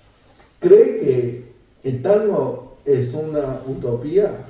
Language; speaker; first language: Spanish; non-native, fluent; Chinese